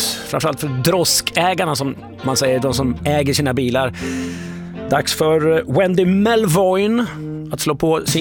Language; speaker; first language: Swedish; native; Swedish